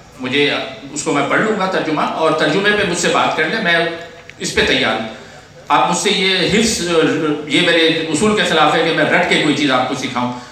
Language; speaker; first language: Urdu; native; Urdu